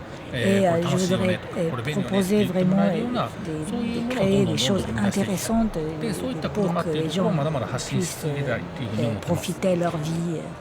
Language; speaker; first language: French; non-native, fluent; Japanese